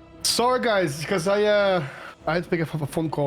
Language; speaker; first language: English; native; English